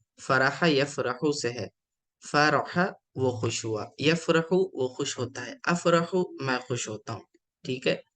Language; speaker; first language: Urdu; native; Urdu